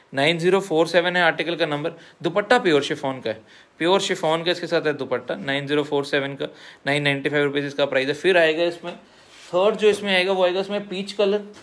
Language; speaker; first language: Hindi; non-native, local second language; Punjabi